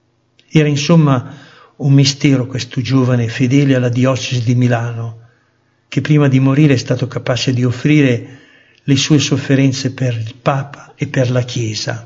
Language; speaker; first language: Italian; native; Italian